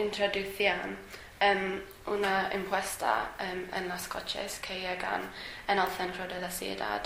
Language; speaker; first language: Spanish; non-native, learner; English